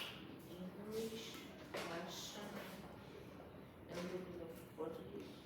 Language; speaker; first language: English; non-native, learner; Russian